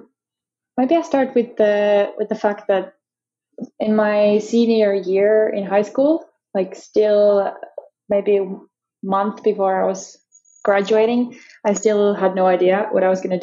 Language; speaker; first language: English; non-native, fluent; Finnish